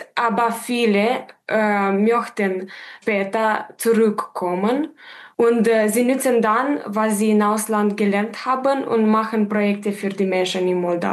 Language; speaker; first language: German; non-native, learner; Romanian